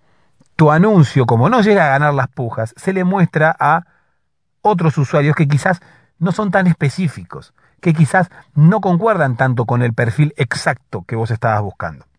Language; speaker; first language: Spanish; native; Spanish